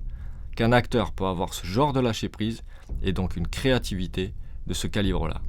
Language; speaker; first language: French; native; French